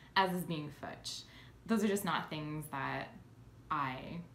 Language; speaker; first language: English; native; English